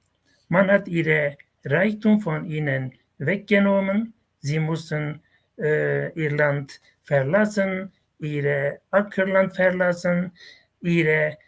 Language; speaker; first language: German; non-native, fluent; Kurdish